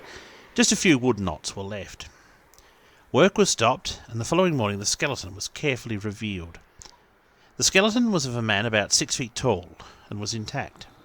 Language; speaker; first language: English; native; English